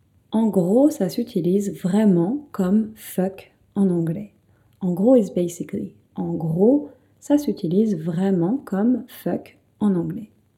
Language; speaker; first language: French; native; French